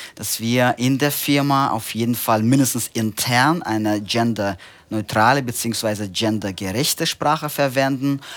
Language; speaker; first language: German; non-native, fluent; Russian